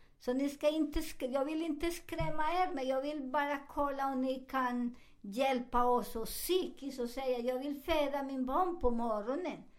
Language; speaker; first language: Swedish; non-native, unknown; Spanish